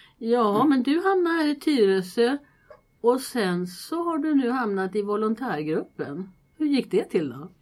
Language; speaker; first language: Swedish; native; Swedish